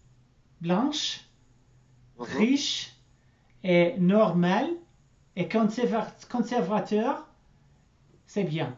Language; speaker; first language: French; non-native, learner; English